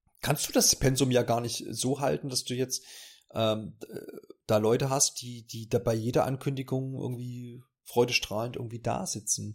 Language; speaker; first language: German; native; German